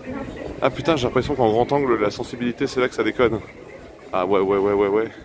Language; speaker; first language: French; native; French